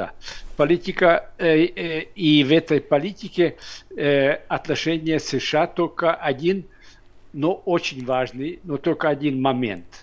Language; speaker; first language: Russian; non-native, fluent; Hungarian